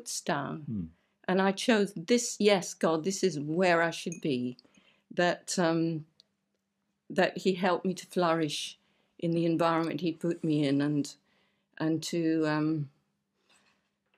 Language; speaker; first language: English; native; English